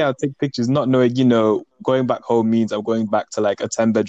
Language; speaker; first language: English; native; English